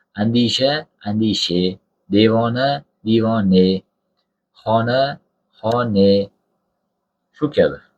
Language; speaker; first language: Uzbek; non-native, local second language; Tajik